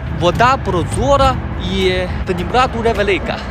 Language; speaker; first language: Ukrainian; non-native, learner; Chinese